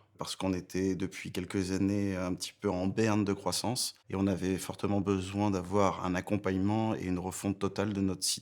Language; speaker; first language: French; native; French